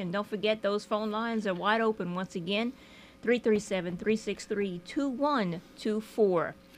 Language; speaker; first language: English; native; English